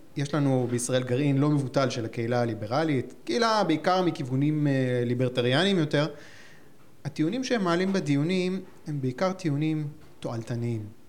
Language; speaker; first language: Hebrew; native; Hebrew